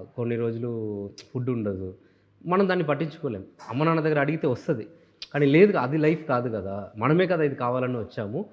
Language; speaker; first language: Telugu; non-native, local second language; Tamil